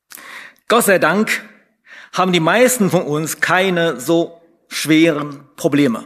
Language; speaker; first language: German; non-native, fluent; Chinese